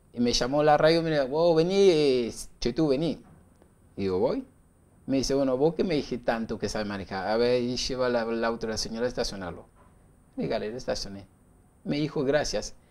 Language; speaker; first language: Spanish; non-native, learner; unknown